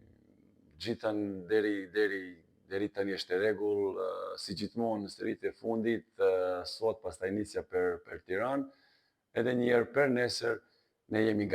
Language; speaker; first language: Albanian; non-native, learner; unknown